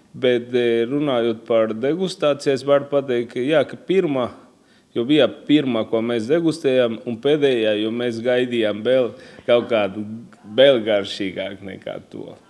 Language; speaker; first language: Latvian; non-native, local second language; Russian